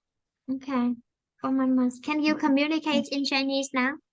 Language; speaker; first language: English; non-native, fluent; Vietnamese